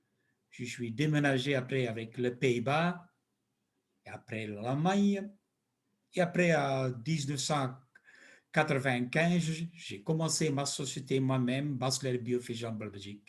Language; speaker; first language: French; non-native, local second language; Dutch